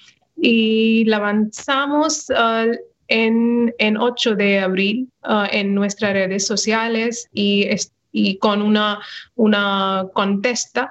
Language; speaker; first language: Spanish; non-native, fluent; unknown